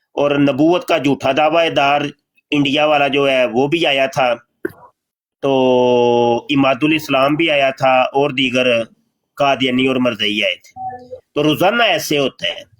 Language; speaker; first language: Urdu; non-native, local second language; Punjabi